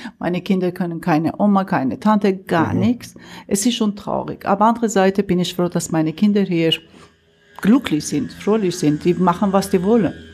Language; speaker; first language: German; non-native, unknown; Armenian